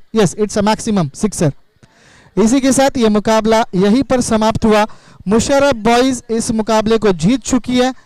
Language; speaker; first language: Hindi; non-native, local second language; Marathi